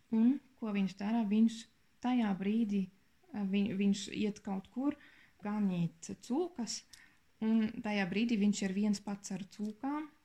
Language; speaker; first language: Latvian; non-native, learner; German